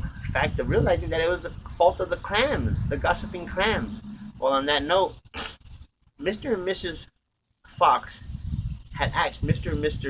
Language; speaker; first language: English; native; English